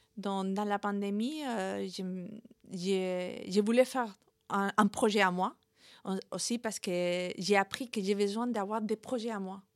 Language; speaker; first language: French; non-native, fluent; Spanish